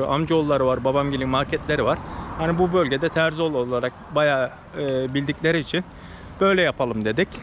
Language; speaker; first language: Turkish; native; Turkish